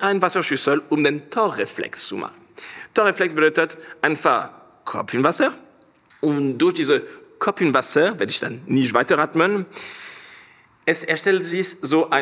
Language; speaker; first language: German; non-native, fluent; French